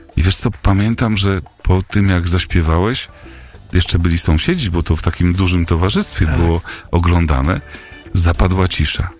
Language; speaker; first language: Polish; native; Polish